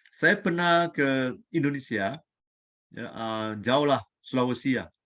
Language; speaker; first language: Malay; non-native, local second language; Chinese